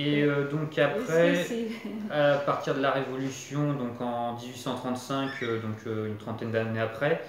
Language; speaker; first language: French; native; French